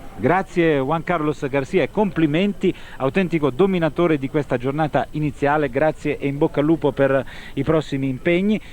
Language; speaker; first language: Italian; native; Italian